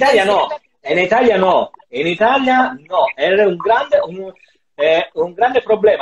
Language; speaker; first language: Spanish; non-native, learner; Italian